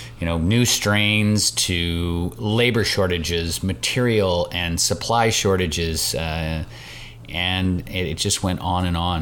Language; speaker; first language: English; native; English